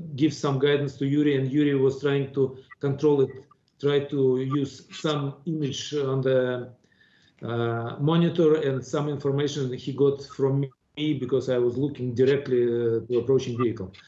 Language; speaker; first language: English; non-native, fluent; Russian